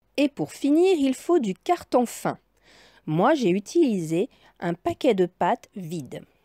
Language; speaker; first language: French; native; French